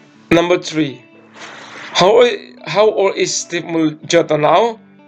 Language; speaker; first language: English; non-native, fluent; Indonesian